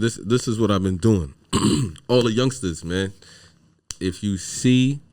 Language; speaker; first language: English; native; English